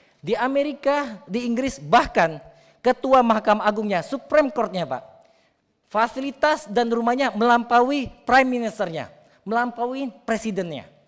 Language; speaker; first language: Indonesian; native; Indonesian